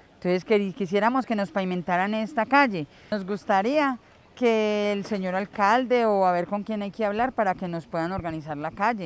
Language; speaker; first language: Spanish; native; Spanish